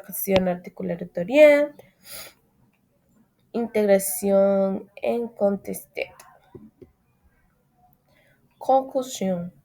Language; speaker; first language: French; non-native, learner; Spanish